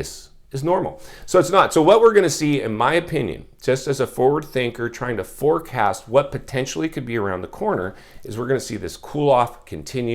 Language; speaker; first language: English; native; English